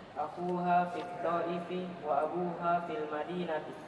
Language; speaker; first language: Arabic; non-native, learner; Indonesian